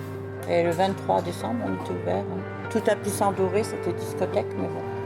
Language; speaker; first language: French; native; French